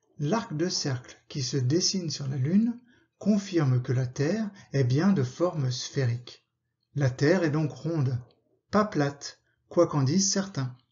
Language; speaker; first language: French; native; French